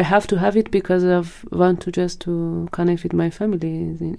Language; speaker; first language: English; non-native, learner; Persian